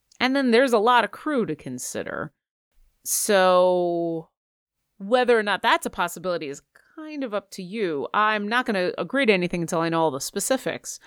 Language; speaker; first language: English; native; English